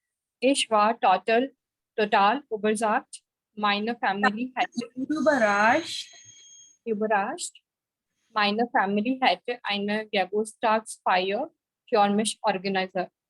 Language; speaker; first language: German; non-native, learner; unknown